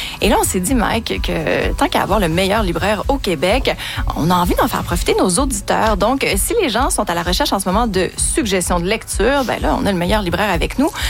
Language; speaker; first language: French; native; French